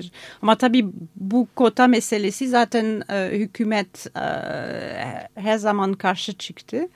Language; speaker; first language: Turkish; non-native, fluent; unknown